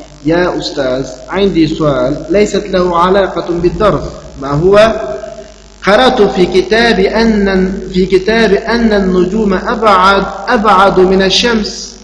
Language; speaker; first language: Arabic; non-native, fluent; Uyghur